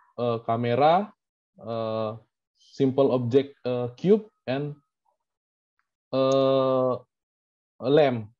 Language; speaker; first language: English; non-native, learner; Indonesian